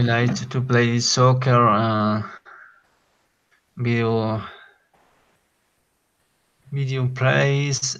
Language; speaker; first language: English; non-native, learner; Spanish